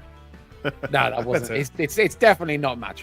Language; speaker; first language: English; native; English